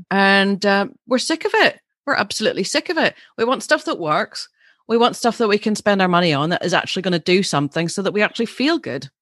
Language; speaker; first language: English; native; English